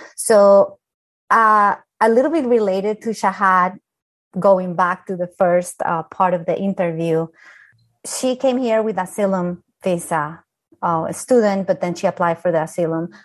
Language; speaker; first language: English; non-native, fluent; Spanish